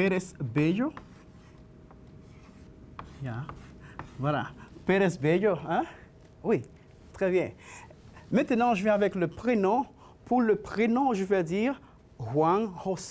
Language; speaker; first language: French; non-native, fluent; Spanish